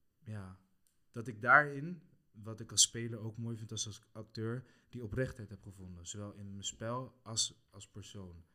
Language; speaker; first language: Dutch; early bilingual, other home language; Kabuverdianu